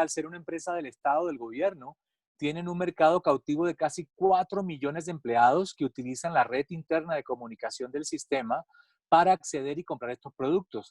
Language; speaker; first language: Spanish; native; Spanish